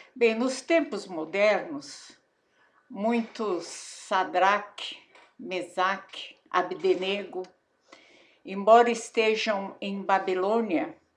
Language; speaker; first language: Portuguese; native; Portuguese